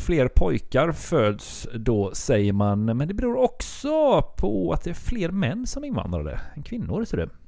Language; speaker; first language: Swedish; native; Swedish